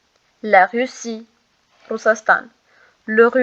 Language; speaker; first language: French; non-native, fluent; Armenian